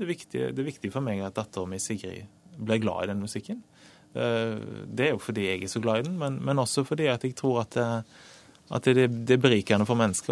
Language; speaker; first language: Norwegian; native; Norwegian